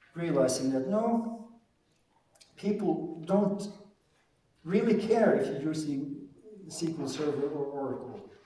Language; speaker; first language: English; non-native, fluent; Norwegian